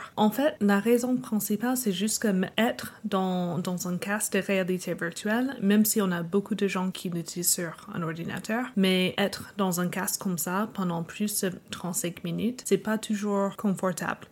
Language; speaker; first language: French; non-native, fluent; English